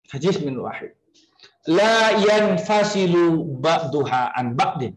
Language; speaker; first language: Arabic; non-native, fluent; Indonesian